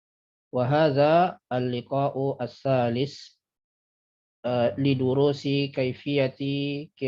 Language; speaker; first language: Arabic; non-native, fluent; Indonesian